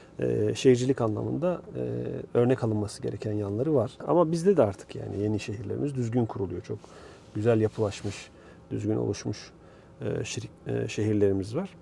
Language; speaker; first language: Turkish; early bilingual, heritage; Turkish